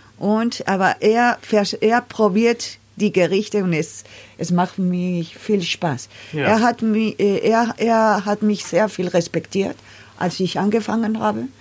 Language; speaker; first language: German; non-native, learner; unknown